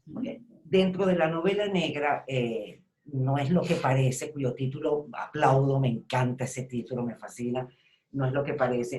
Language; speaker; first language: Spanish; native; Spanish